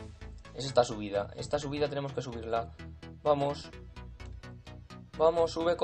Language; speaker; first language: Spanish; native; Spanish